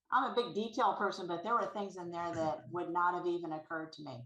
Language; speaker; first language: English; native; English